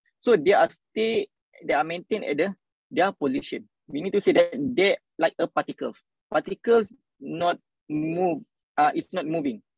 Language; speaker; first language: English; non-native, local second language; Malay